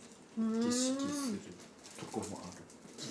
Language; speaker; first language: Japanese; native; Japanese